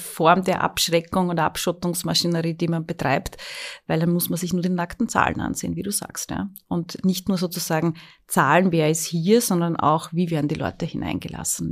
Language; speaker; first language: German; native; German